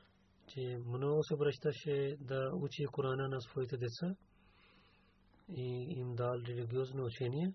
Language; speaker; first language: Bulgarian; non-native, learner; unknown